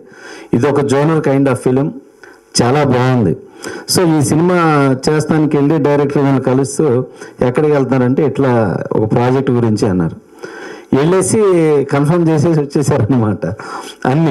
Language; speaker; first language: Telugu; native; Telugu